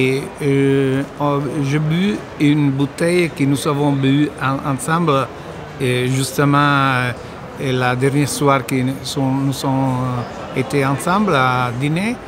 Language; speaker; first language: French; non-native, learner; Italian